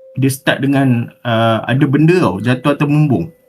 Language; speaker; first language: Malay; native; Malay